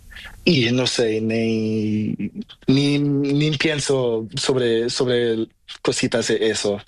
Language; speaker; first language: Spanish; non-native, learner; Portuguese